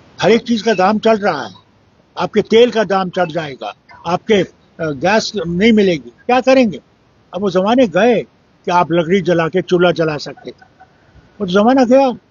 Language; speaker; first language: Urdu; non-native, local second language; Kashmiri